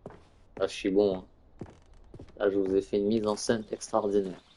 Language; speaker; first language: French; native; French